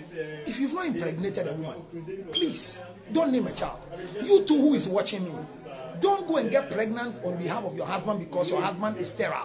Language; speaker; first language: English; non-native, local second language; Akan